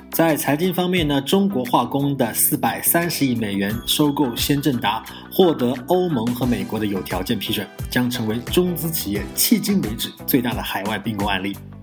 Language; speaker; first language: Chinese; native; Chinese